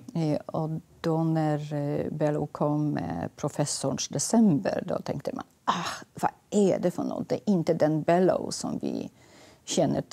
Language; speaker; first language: Swedish; non-native, fluent; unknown